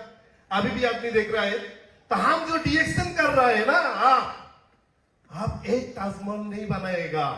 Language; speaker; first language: Hindi; non-native, learner; Bangla